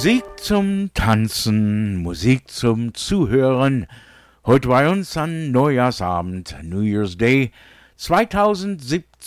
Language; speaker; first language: German; early bilingual, heritage; English